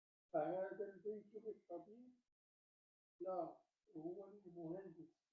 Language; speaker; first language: Arabic; non-native, learner; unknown